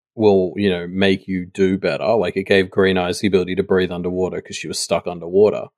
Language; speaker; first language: English; native; English